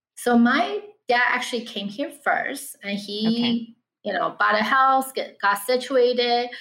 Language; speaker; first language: English; early bilingual, other home language; Chinese